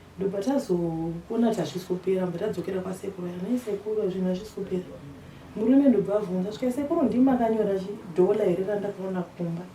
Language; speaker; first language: Shona; early bilingual, other home language; Nyanja